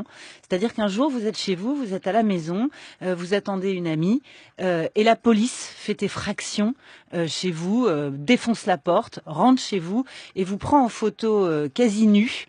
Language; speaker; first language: French; native; French